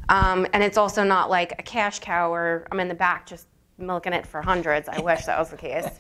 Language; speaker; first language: English; native; English